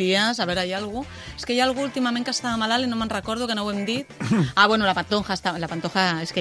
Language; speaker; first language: Catalan; native; Catalan